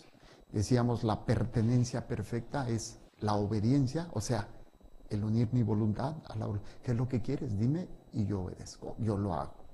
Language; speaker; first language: Spanish; native; Spanish